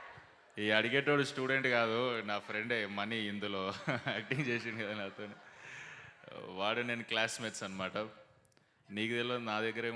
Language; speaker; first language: Telugu; native; Telugu